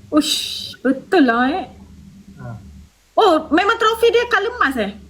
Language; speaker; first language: Malay; native; Malay